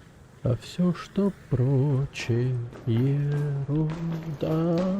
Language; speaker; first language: Russian; native; Russian